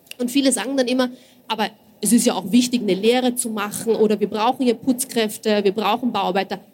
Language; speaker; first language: German; early bilingual, other home language; Bosnian